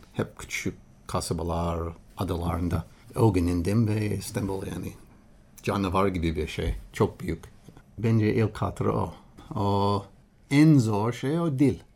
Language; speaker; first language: Turkish; non-native, learner; English